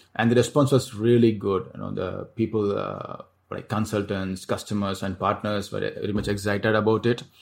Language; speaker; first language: English; non-native, local second language; Tamil